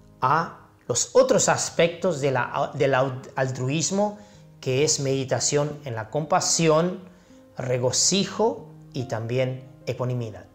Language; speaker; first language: Spanish; non-native, fluent; Chinese